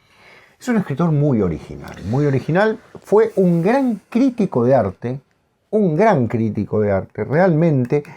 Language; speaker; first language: Spanish; native; Spanish